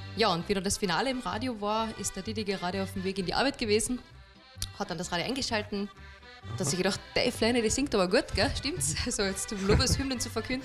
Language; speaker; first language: German; native; German